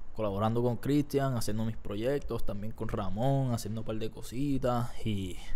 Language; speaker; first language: Spanish; native; Spanish